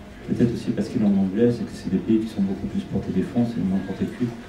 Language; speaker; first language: French; non-native, fluent; Spanish